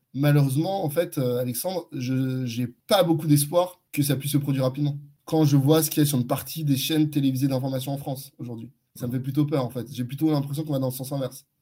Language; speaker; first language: French; native; French